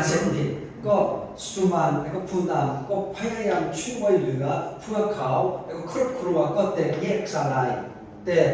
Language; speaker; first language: Thai; non-native, fluent; Korean